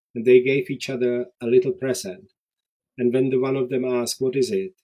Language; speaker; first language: English; non-native, fluent; Czech